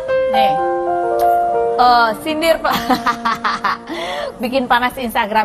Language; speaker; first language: Indonesian; native; Indonesian